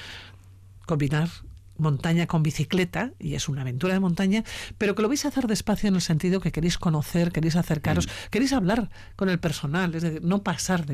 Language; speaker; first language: Spanish; native; Spanish